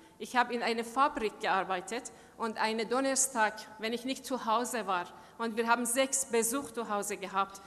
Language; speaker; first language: German; non-native, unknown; Persian